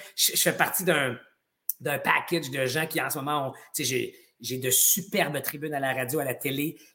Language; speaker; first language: French; native; French